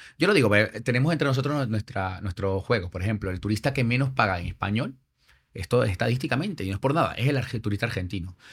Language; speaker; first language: Spanish; native; Spanish